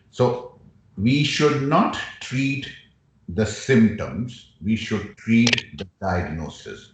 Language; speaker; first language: English; non-native, local second language; Urdu